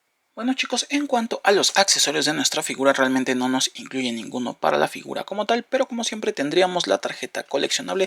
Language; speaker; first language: Spanish; native; Spanish